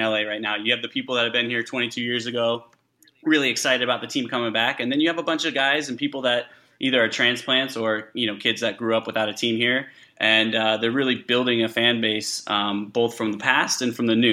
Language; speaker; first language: English; native; English